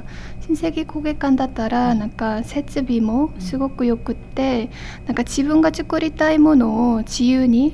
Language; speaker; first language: Japanese; non-native, fluent; Korean